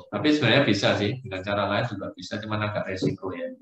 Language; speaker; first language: Indonesian; native; Indonesian